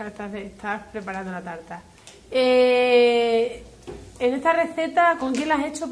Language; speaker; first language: Spanish; native; Spanish